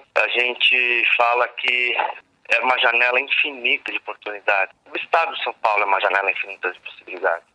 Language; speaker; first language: Portuguese; native; Portuguese